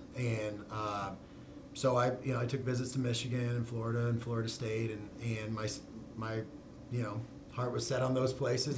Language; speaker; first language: English; native; English